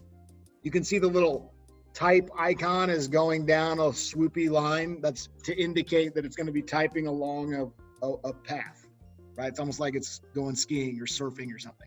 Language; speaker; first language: English; native; English